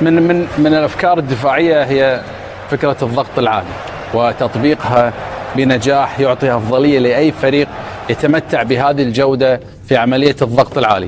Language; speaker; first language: Arabic; native; Arabic